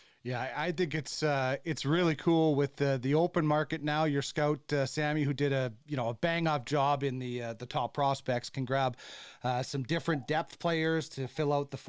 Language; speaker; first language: English; native; English